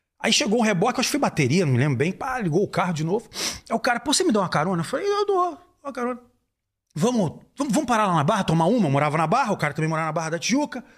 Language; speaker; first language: Portuguese; native; Portuguese